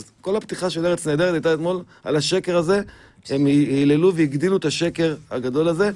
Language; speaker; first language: Hebrew; native; Hebrew